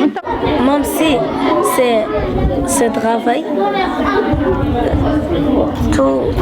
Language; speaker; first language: French; non-native, learner; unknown